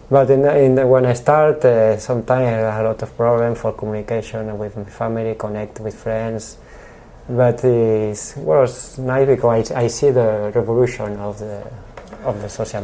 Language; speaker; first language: English; non-native, learner; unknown